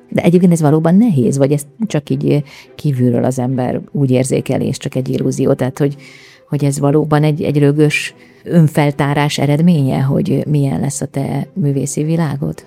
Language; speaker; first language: Hungarian; native; Hungarian